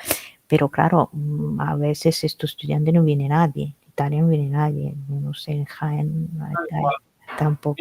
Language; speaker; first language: Spanish; non-native, fluent; Italian